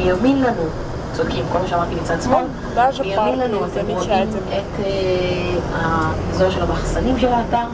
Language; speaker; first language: Hebrew; native; Hebrew